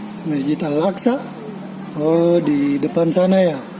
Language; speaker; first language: Malay; native; Malay